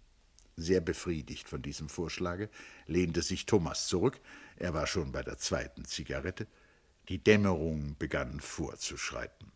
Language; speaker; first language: German; native; German